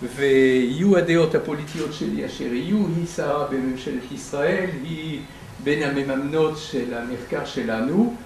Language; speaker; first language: Hebrew; non-native, fluent; French